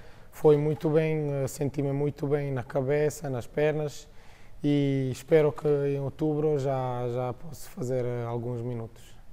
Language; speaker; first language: Portuguese; non-native, fluent; Croatian